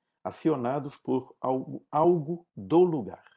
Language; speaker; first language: Spanish; non-native, learner; Portuguese